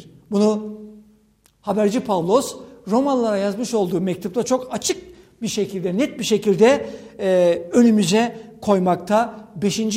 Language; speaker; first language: Turkish; native; Turkish